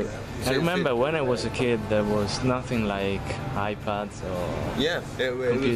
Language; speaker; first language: English; non-native, fluent; Italian